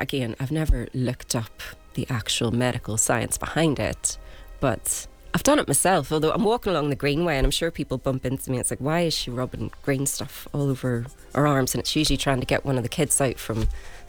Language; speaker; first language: English; native; English